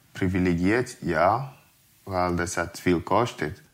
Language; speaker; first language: German; non-native, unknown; Yoruba